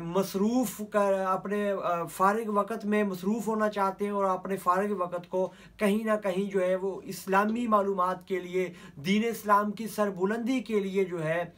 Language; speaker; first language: Urdu; non-native, local second language; Punjabi